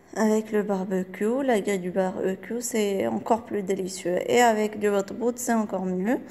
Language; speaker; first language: French; non-native, local second language; Arabic